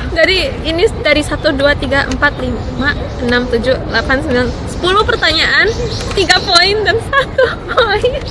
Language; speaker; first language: Indonesian; early bilingual, other home language; Japanese